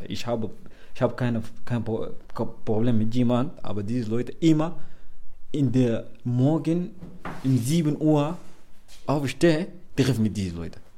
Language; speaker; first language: German; non-native, learner; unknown